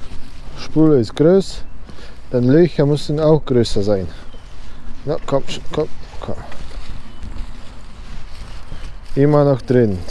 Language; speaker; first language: German; non-native, learner; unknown